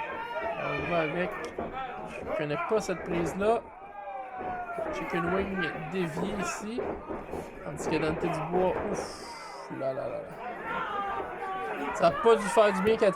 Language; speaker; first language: French; native; French